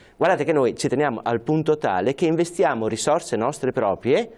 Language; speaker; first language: Italian; native; Italian